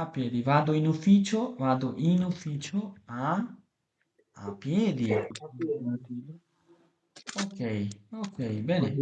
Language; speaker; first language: Italian; non-native, learner; Bangla